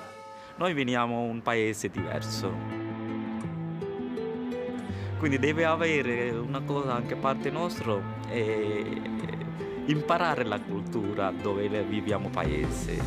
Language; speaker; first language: Italian; non-native, learner; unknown